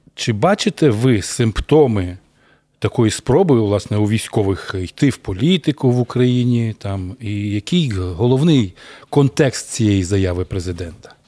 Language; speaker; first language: Ukrainian; native; Ukrainian